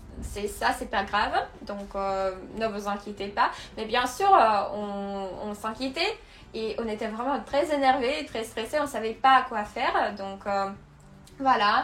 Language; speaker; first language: French; non-native, fluent; Russian